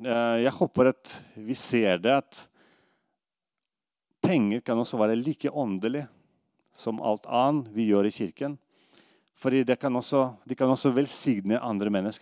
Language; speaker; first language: Norwegian; non-native, fluent; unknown